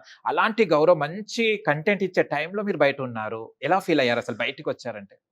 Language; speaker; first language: Telugu; native; Telugu